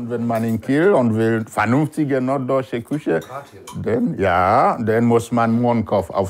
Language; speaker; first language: German; non-native, fluent; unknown